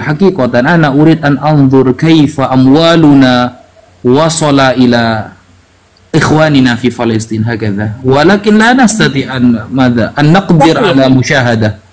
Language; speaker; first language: Arabic; non-native, learner; Indonesian